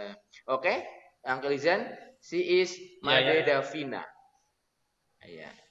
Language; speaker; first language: English; non-native, learner; Indonesian